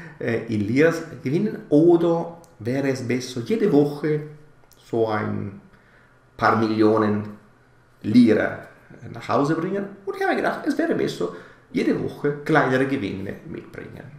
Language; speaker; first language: German; non-native, fluent; Italian